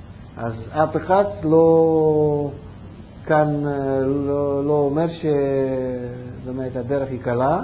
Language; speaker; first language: Hebrew; non-native, fluent; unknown